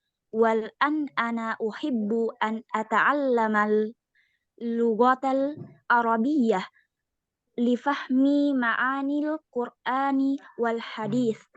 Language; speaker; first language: Arabic; non-native, learner; Indonesian